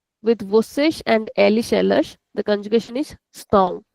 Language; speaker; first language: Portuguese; non-native, fluent; Hindi